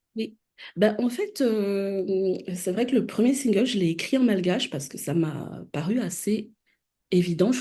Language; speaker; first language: French; non-native, local second language; Malagasy